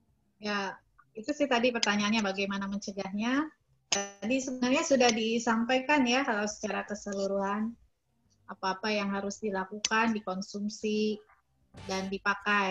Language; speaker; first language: Indonesian; native; Indonesian